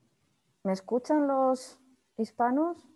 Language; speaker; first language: Spanish; native; Spanish